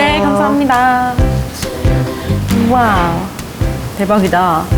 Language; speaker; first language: Korean; non-native, fluent; English